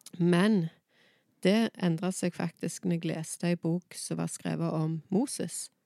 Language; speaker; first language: Norwegian; native; Norwegian